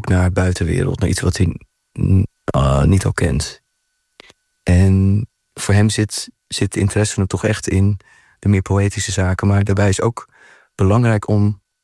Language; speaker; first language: Dutch; native; Dutch